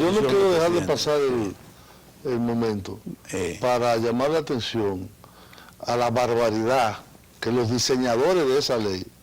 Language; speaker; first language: Spanish; native; Spanish